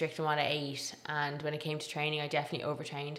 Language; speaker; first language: English; native; English